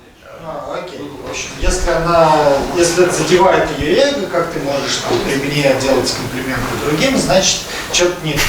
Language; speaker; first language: Russian; native; Russian